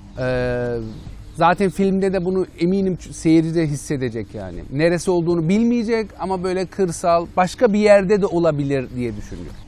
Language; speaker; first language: Turkish; early bilingual, heritage; Turkish